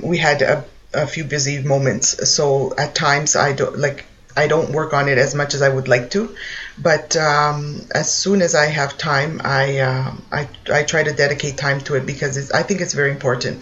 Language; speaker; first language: English; native; English